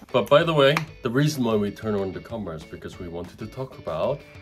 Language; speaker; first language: English; non-native, fluent; Korean